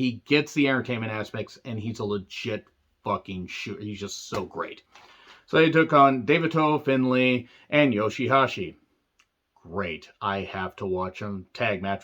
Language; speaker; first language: English; native; English